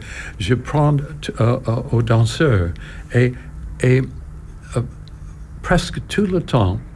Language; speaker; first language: French; non-native, learner; English